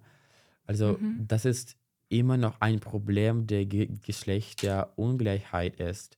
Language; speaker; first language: German; non-native, fluent; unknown